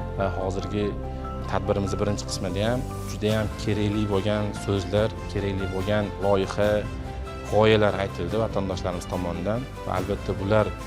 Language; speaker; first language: Uzbek; native; Uzbek